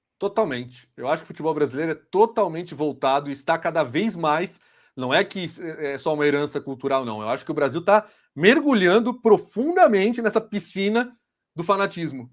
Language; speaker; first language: Portuguese; native; Portuguese